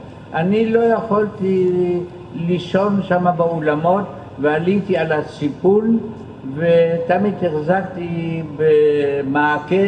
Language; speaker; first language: Hebrew; non-native, fluent; German